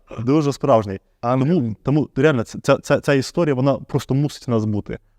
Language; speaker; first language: Ukrainian; native; Ukrainian